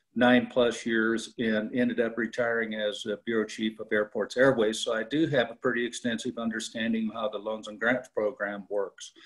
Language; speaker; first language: English; native; English